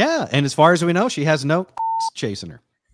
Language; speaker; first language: English; native; English